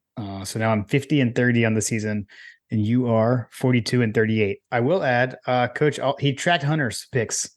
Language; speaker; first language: English; native; English